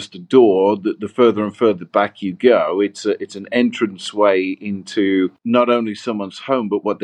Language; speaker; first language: English; native; English